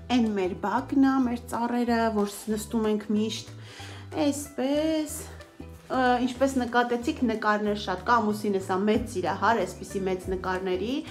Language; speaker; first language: Armenian; native; Armenian